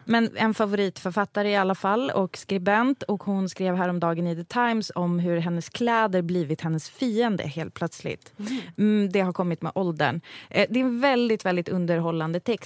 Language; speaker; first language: Swedish; native; Swedish